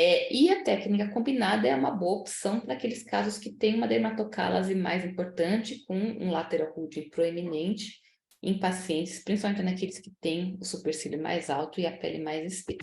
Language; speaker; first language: Portuguese; native; Portuguese